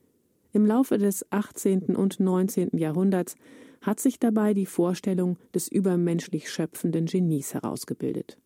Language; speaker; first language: German; native; German